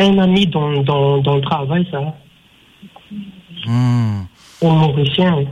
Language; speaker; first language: French; non-native, learner; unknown